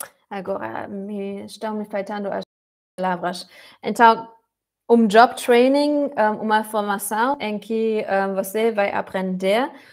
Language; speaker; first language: Portuguese; non-native, fluent; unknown